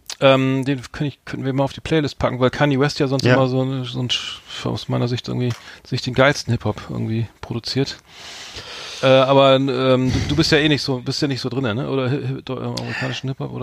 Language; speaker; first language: German; native; German